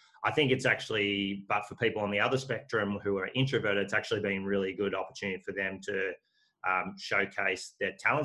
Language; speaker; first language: English; native; English